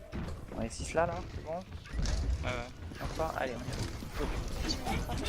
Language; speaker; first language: French; native; French